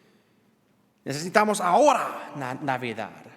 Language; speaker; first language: Spanish; non-native, learner; English